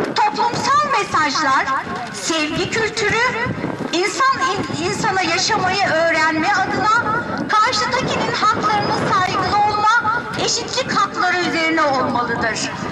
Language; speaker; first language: Turkish; native; Turkish